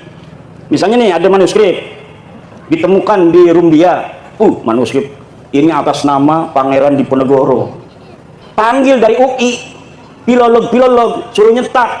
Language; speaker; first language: Indonesian; non-native, local second language; Javanese